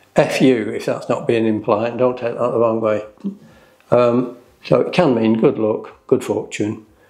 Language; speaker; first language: English; native; English